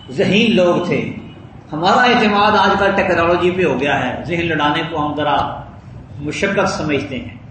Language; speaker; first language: Urdu; non-native, local second language; Punjabi